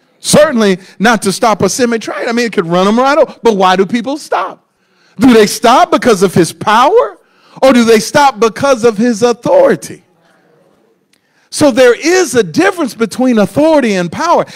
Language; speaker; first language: English; native; English